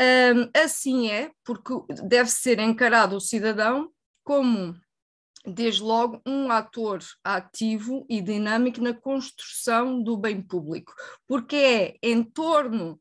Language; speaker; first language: Portuguese; native; Portuguese